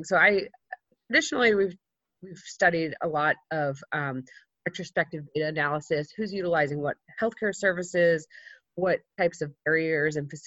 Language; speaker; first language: English; native; English